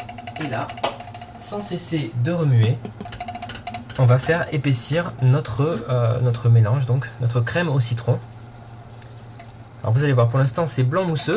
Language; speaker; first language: French; native; French